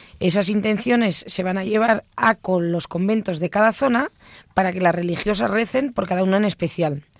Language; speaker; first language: Spanish; native; Spanish